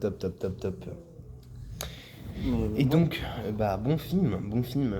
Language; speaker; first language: French; native; French